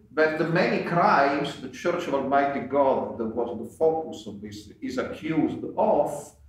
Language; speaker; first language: English; non-native, fluent; Italian